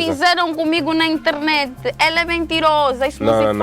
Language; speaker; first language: Portuguese; native; Portuguese